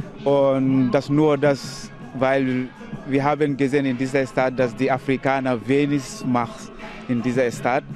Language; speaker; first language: German; non-native, learner; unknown